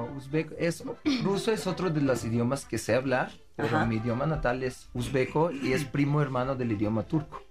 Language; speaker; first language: Spanish; non-native, fluent; Uzbek